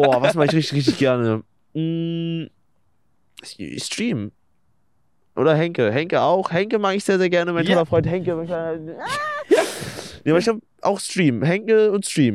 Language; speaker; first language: German; native; German